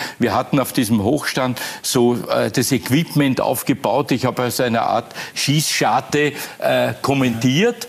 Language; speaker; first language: German; native; German